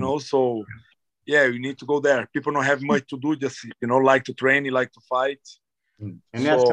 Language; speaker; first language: English; non-native, fluent; Portuguese